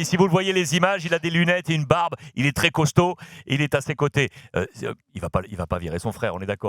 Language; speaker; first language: French; native; French